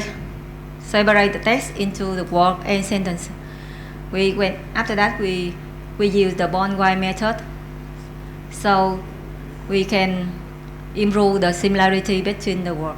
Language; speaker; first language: English; non-native, learner; Vietnamese